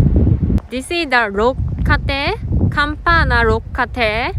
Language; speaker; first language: English; non-native, learner; Japanese